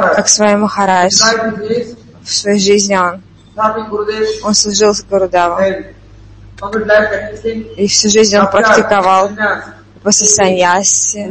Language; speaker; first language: Russian; non-native, fluent; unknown